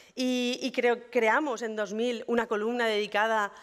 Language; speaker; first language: Spanish; native; Spanish